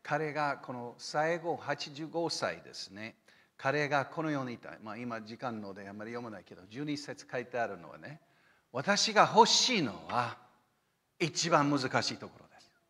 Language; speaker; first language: Japanese; non-native, fluent; English